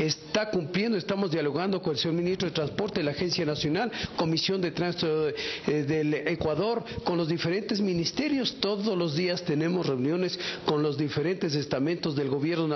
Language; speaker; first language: Spanish; native; Spanish